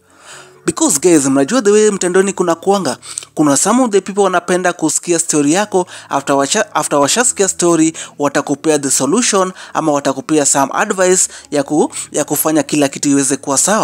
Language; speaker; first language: Swahili; non-native, local second language; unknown